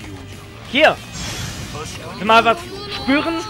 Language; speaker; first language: German; native; German